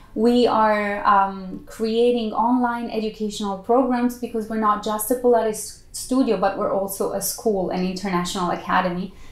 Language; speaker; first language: English; non-native, fluent; Italian